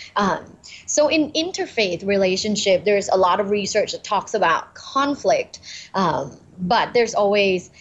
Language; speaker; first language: English; non-native, fluent; Thai